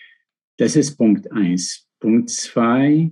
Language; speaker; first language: German; non-native, fluent; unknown